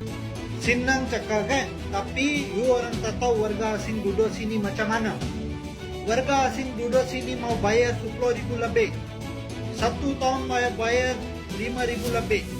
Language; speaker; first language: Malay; non-native, learner; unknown